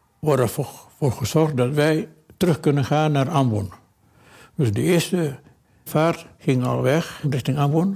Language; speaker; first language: Dutch; early bilingual, other home language; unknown